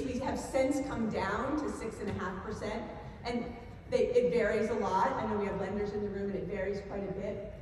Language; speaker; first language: English; native; English